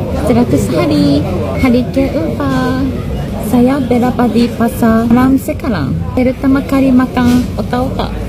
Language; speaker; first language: Indonesian; non-native, learner; Japanese